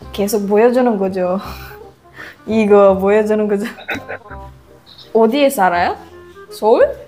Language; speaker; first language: Korean; non-native, fluent; Filipino